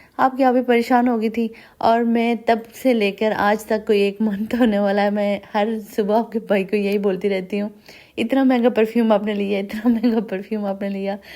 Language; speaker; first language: Hindi; non-native, local second language; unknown